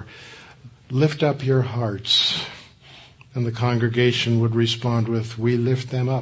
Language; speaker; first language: English; native; English